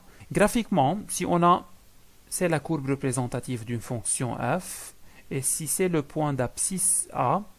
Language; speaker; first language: French; non-native, local second language; Arabic